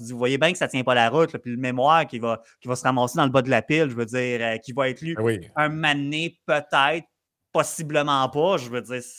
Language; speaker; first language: French; native; French